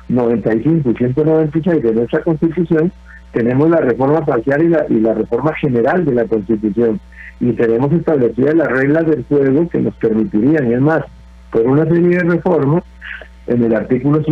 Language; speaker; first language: Spanish; native; Spanish